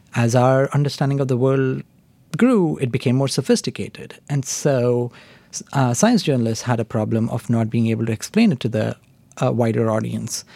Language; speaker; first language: English; non-native, local second language; Hindi